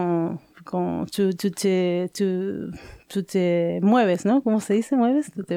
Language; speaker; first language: French; non-native, learner; Spanish